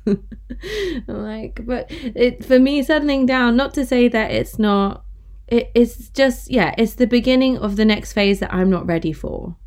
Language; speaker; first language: English; native; English